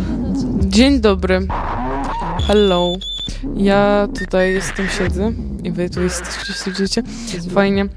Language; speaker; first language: Polish; non-native, fluent; Ukrainian